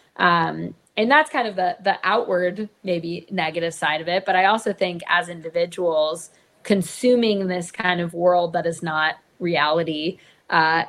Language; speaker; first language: English; native; English